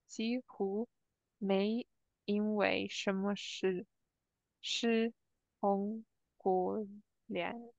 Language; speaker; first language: Chinese; non-native, learner; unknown